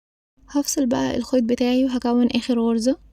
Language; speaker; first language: Arabic; native; Arabic